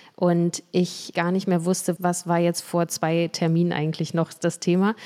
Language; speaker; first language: German; native; German